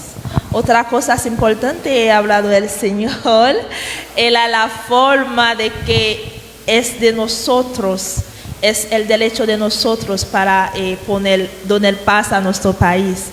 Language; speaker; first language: Spanish; non-native, fluent; Haitian Creole